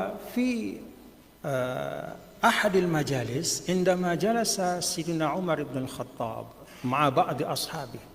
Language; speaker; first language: Arabic; non-native, fluent; Indonesian